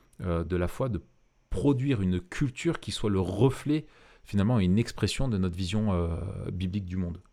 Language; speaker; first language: French; native; French